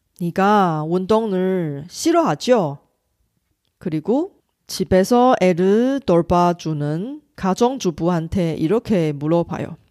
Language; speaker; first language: Korean; non-native, fluent; Chinese